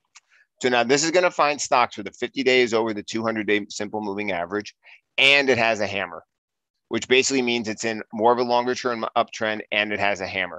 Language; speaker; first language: English; native; English